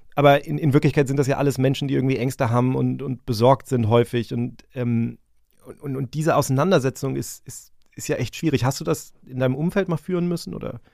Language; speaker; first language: German; native; German